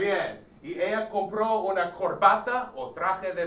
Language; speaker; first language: Spanish; non-native, fluent; English